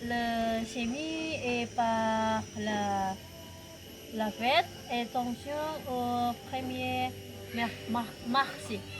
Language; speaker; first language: French; non-native, learner; Indonesian